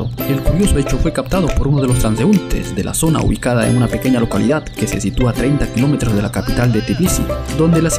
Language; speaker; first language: Spanish; native; Spanish